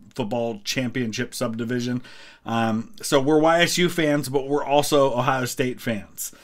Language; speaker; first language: English; native; English